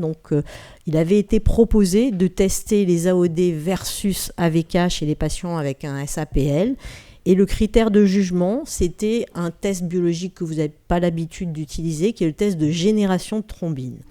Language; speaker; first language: French; native; French